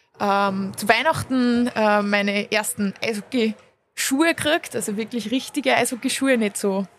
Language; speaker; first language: German; native; German